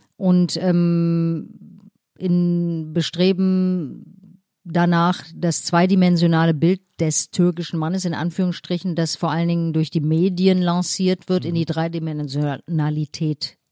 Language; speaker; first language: German; native; German